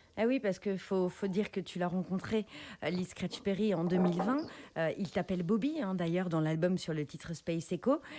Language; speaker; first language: French; native; French